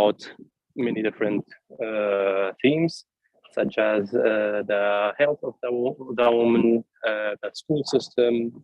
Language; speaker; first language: English; non-native, fluent; Arabic